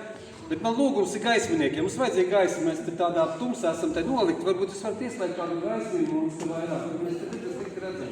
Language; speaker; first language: Latvian; native; Latvian